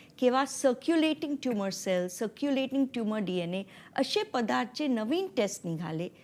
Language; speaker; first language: Marathi; non-native, local second language; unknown